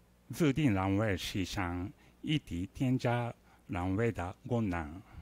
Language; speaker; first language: Chinese; non-native, learner; Japanese